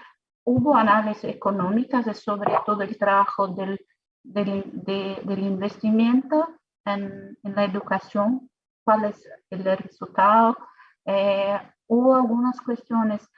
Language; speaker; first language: Spanish; non-native, fluent; Portuguese